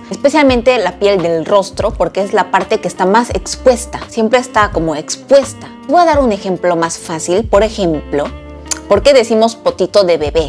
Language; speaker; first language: Spanish; non-native, fluent; Korean